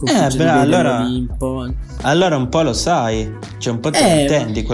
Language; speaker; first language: Italian; native; Italian